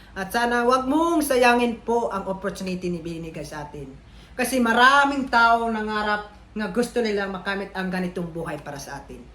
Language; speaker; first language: Filipino; non-native, local second language; Cebuano